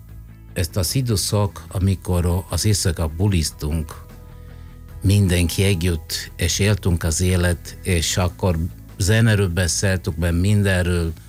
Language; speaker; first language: Hungarian; non-native, learner; Italian